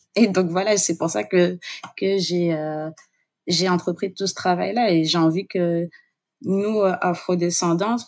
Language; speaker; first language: French; native; French